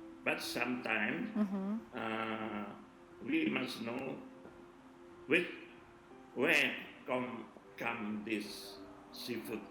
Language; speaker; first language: English; non-native, learner; Indonesian